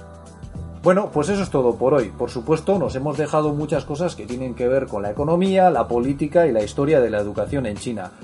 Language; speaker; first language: Spanish; native; Spanish